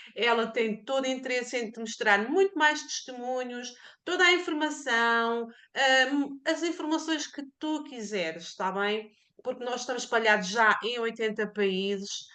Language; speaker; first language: Portuguese; native; Portuguese